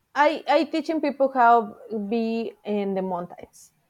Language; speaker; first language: English; non-native, learner; Spanish